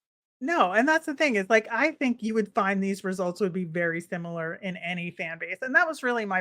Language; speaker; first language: English; native; English